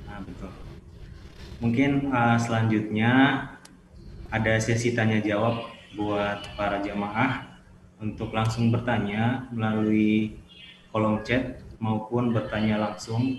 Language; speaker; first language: Indonesian; native; Indonesian